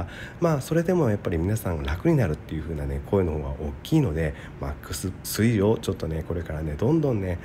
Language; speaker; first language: Japanese; native; Japanese